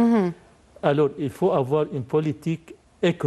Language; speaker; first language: French; non-native, fluent; Arabic